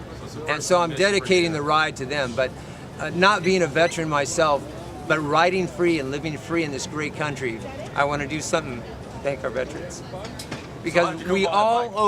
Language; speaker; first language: English; native; English